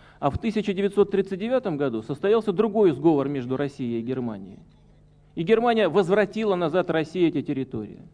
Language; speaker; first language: Russian; native; Russian